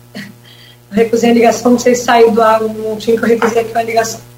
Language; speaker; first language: Portuguese; native; Portuguese